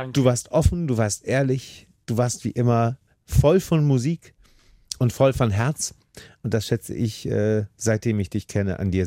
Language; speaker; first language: German; native; German